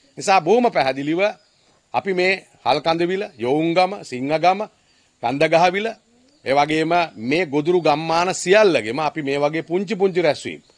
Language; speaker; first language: Sinhala; native; Sinhala